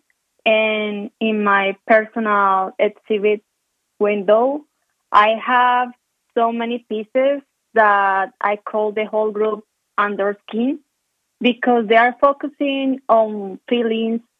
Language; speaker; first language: English; non-native, fluent; Spanish